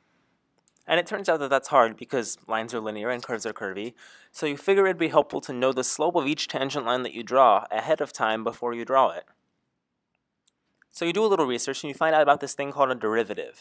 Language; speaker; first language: English; native; English